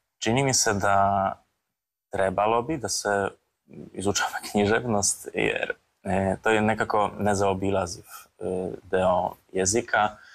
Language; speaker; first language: Serbian; non-native, fluent; Polish